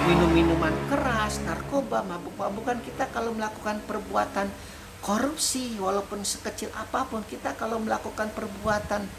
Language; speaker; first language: Indonesian; native; Indonesian